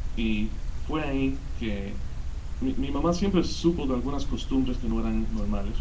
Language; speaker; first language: Spanish; early bilingual, heritage; Spanish